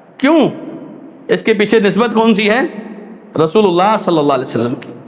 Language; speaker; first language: Urdu; non-native, local second language; Punjabi